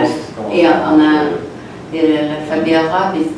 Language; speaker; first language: French; non-native, fluent; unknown